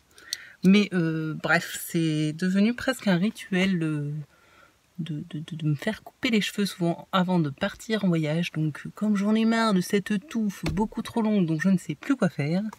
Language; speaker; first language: French; native; French